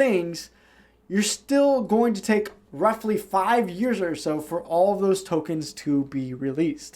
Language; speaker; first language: English; native; English